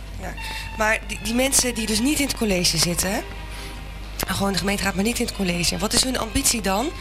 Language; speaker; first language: Dutch; native; Dutch